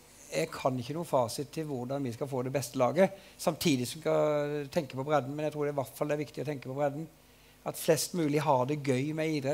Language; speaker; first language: Norwegian; native; Norwegian